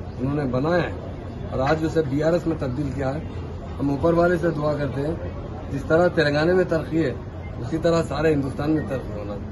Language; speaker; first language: Hindi; non-native, local second language; Urdu